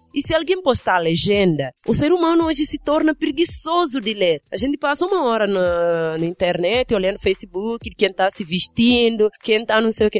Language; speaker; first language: Portuguese; non-native, fluent; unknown